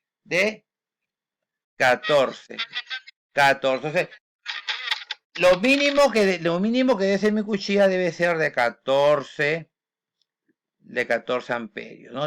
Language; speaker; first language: Spanish; native; Spanish